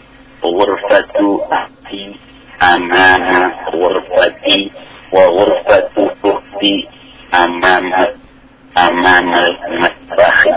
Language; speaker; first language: Arabic; non-native, learner; Indonesian